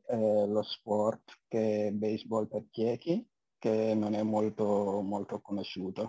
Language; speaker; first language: Italian; non-native, fluent; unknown